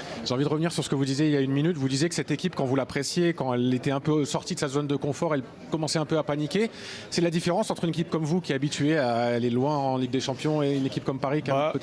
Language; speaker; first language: French; native; French